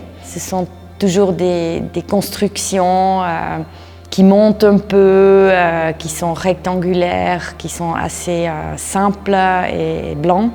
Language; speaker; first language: French; non-native, local second language; German